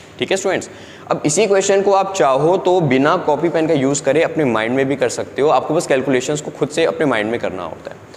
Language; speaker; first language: Hindi; native; Hindi